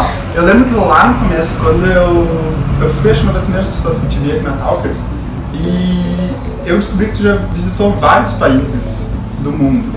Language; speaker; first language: Portuguese; native; Portuguese